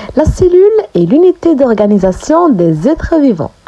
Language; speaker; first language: French; non-native, local second language; Arabic